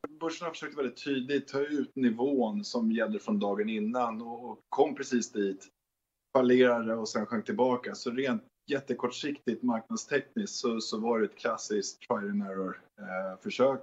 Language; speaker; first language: Swedish; native; Swedish